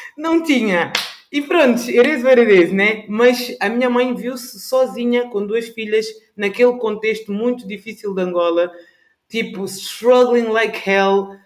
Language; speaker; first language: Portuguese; native; Portuguese